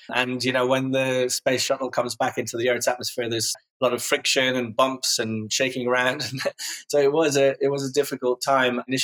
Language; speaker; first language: English; native; English